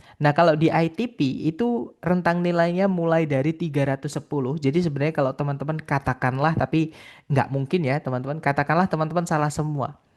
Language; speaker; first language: Indonesian; non-native, local second language; Javanese